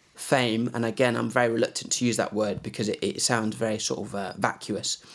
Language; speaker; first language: English; native; English